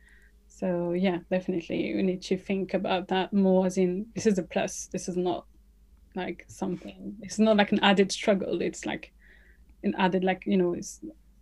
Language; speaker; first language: English; non-native, fluent; French